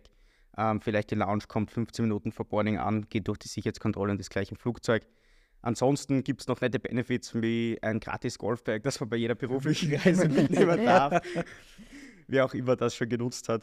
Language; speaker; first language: German; native; German